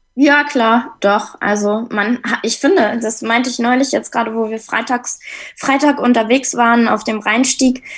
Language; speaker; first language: German; native; German